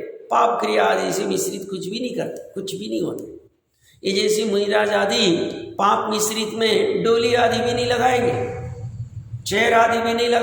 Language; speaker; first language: Hindi; native; Hindi